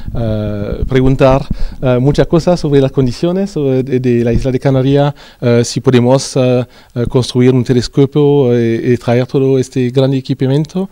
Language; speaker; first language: Spanish; non-native, fluent; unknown